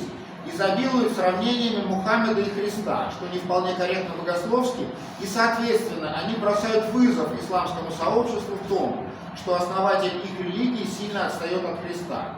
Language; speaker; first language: Russian; native; Russian